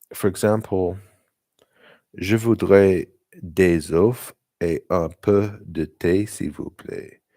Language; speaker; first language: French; non-native, learner; English